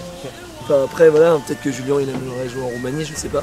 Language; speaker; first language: French; native; French